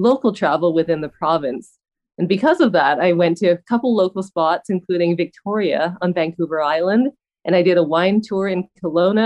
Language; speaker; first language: English; native; English